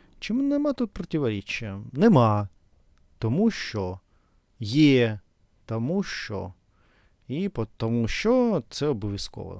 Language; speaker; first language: Ukrainian; non-native, fluent; Russian